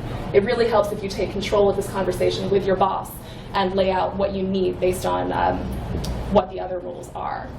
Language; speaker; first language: English; native; English